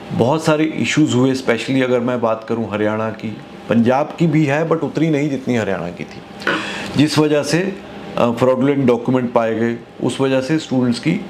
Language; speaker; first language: Hindi; native; Hindi